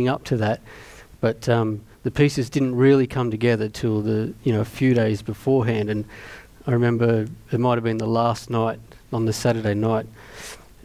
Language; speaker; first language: English; native; English